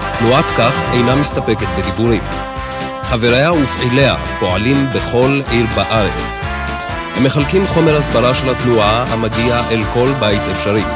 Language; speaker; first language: Hebrew; native; Hebrew